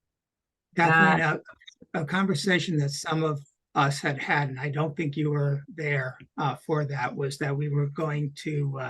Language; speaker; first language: English; native; English